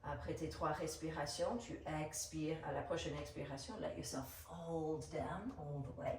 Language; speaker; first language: French; non-native, fluent; English